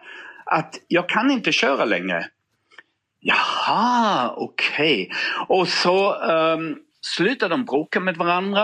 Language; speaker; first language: Swedish; non-native, fluent; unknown